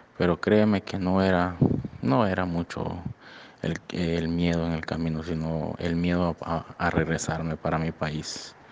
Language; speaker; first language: Spanish; native; Spanish